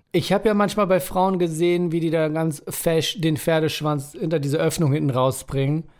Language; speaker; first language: German; early bilingual, other home language; Persian